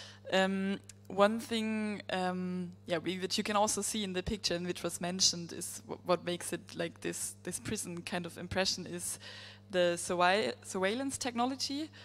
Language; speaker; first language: English; non-native, fluent; German